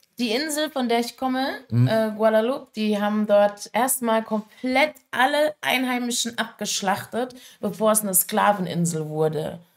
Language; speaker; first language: German; native; German